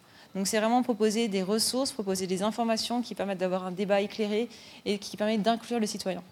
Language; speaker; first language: French; native; French